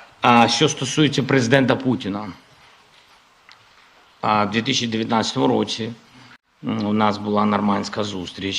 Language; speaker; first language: Ukrainian; non-native, local second language; Russian